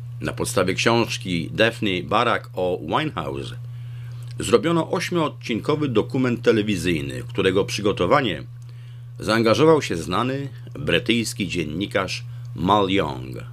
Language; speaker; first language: Polish; native; Polish